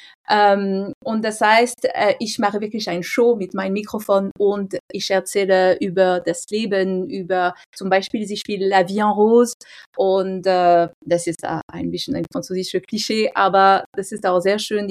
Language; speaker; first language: German; non-native, fluent; French